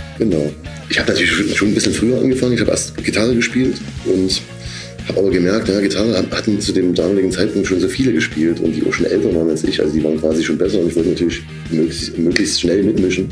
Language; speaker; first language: German; native; German